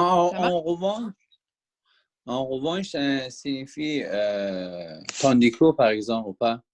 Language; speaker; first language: French; non-native, learner; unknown